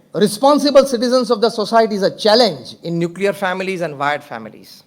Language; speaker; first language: English; non-native, local second language; Gujarati